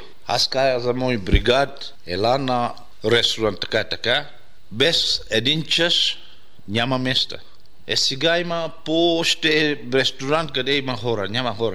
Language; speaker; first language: Bulgarian; non-native, learner; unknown